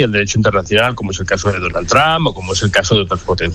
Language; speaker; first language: Spanish; native; Spanish